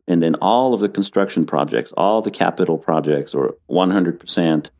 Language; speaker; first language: English; non-native, fluent; French